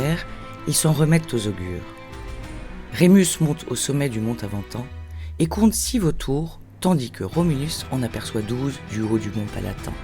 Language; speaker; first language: French; native; French